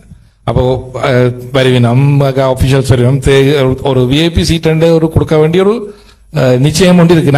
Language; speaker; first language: Tamil; native; Tamil